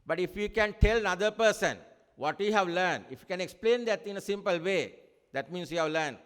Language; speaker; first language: English; non-native, local second language; Sinhala